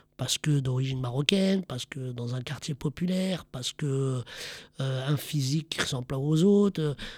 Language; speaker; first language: French; early bilingual, other home language; Arabic